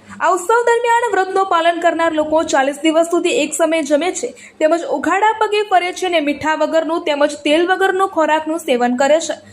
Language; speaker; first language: Gujarati; native; Gujarati